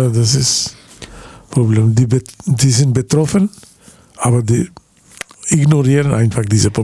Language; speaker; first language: German; non-native, learner; Bangla